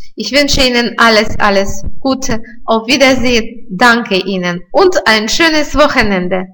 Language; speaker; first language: German; non-native, fluent; Russian